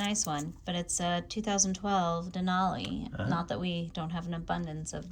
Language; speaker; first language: English; native; English